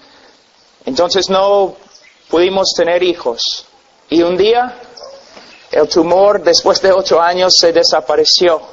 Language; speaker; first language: Spanish; non-native, fluent; English